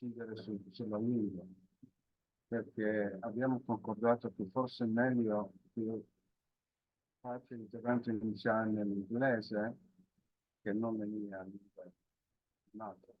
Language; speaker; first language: Italian; non-native, fluent; Polish